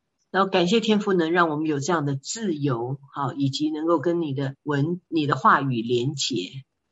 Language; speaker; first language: Chinese; native; Chinese